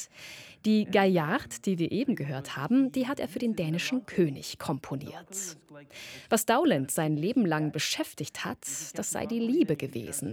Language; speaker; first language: German; native; German